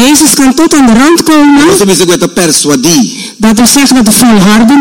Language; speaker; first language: Dutch; non-native, local second language; Papiamento